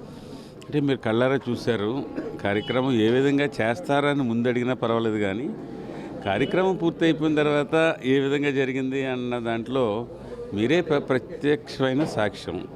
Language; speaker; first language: Telugu; native; Telugu